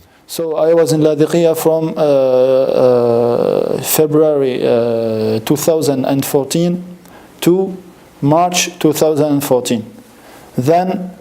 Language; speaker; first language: English; non-native, fluent; French